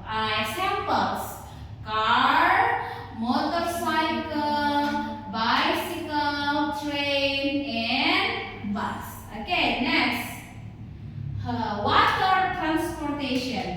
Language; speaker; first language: English; non-native, learner; Indonesian